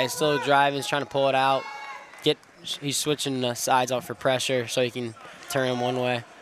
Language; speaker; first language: English; native; English